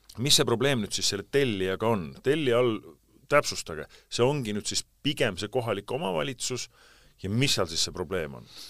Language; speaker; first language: Estonian; native; Estonian